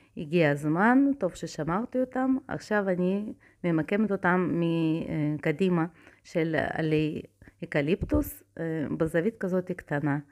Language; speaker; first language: Hebrew; non-native, fluent; Russian